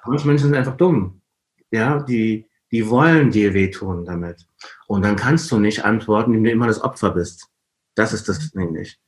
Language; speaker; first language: German; non-native, fluent; Igbo